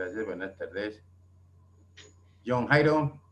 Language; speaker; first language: Spanish; native; Spanish